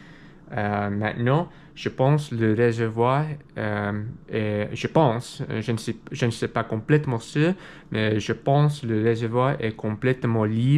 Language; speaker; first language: French; non-native, learner; English